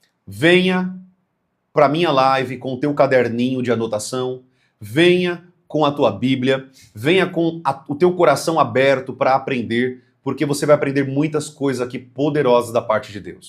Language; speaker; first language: Portuguese; native; Portuguese